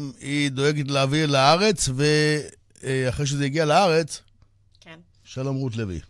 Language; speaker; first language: Hebrew; native; Hebrew